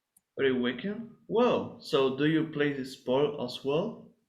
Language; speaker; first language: English; non-native, learner; Spanish